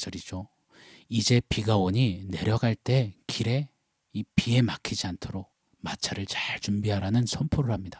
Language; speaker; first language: Korean; native; Korean